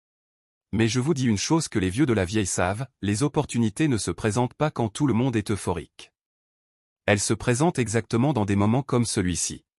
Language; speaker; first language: French; native; French